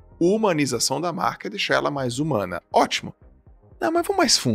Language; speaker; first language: Portuguese; native; Portuguese